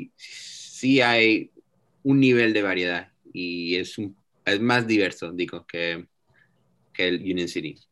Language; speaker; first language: Spanish; early bilingual, heritage; Spanish